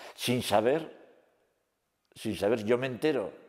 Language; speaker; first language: Spanish; native; Spanish